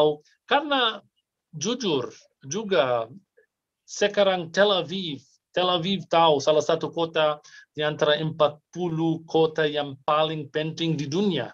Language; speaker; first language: Indonesian; non-native, fluent; Arabic